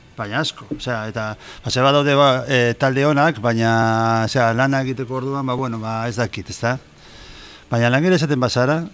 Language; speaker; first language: Basque; non-native, local second language; Spanish